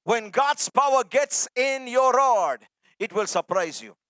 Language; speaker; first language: English; non-native, local second language; Tamil